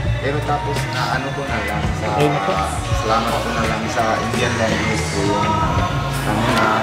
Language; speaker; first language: Filipino; non-native, local second language; Cebuano